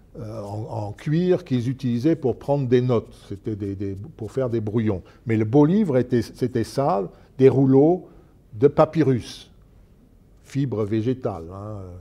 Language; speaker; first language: French; non-native, local second language; Luxembourgish